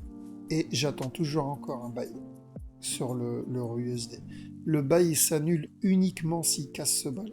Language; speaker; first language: French; native; French